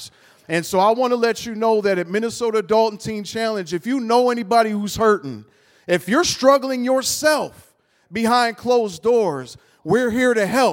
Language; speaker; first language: English; native; English